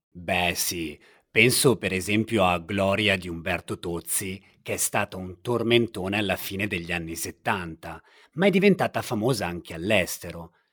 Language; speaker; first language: Italian; native; Italian